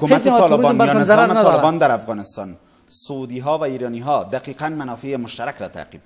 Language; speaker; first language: Persian; native; Persian